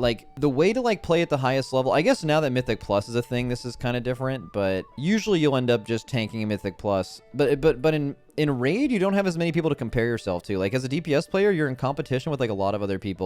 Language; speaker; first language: English; native; English